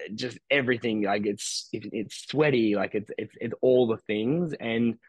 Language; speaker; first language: English; native; English